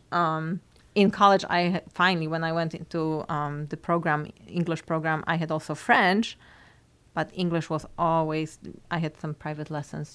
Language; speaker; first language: English; non-native, fluent; Polish